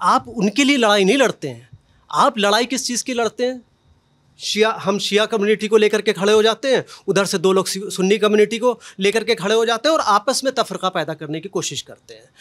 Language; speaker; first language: Hindi; native; Hindi